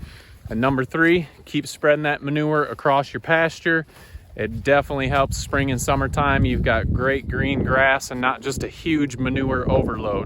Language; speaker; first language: English; native; English